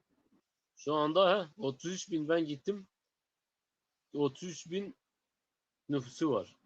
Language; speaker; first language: Turkish; non-native, local second language; Zaza